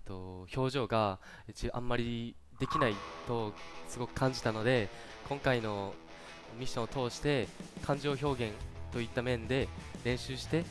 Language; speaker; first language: Japanese; native; Japanese